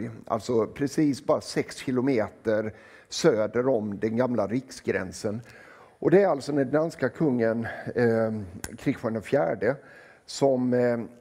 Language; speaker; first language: Swedish; native; Swedish